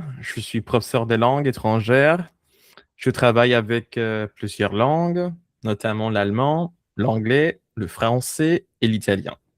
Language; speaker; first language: French; non-native, fluent; Spanish